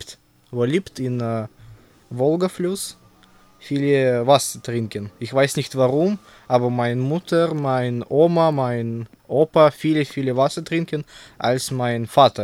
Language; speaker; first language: German; non-native, learner; Russian